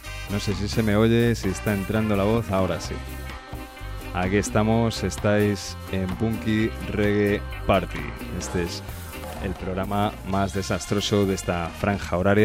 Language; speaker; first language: Spanish; native; Spanish